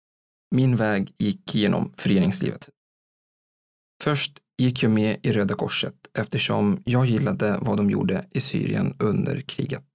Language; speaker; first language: Swedish; non-native, fluent; Arabic